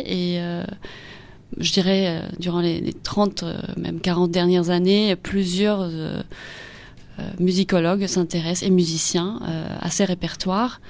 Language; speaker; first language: French; non-native, fluent; Spanish